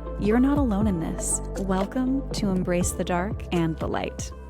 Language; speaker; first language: English; native; English